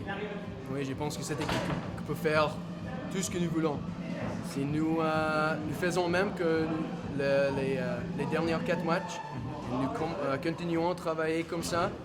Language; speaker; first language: French; non-native, fluent; English